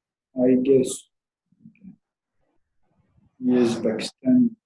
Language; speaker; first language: English; non-native, learner; Arabic